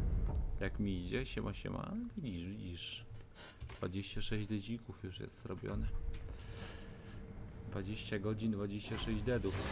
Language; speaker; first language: Polish; native; Polish